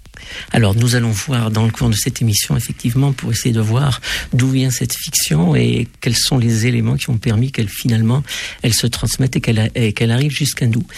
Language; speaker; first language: French; native; French